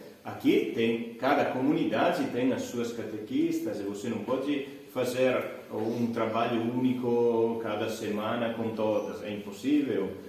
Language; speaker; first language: Portuguese; non-native, fluent; Italian